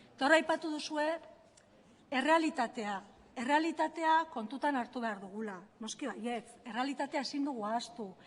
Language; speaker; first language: Basque; native; Basque